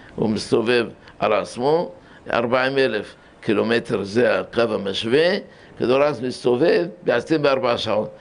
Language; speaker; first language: Hebrew; early bilingual, other home language; Arabic